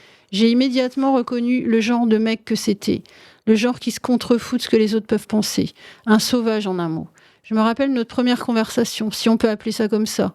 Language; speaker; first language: French; native; French